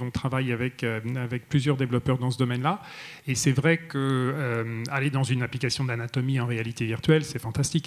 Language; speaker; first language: French; native; French